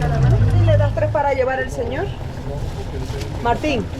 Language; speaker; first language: Spanish; native; Spanish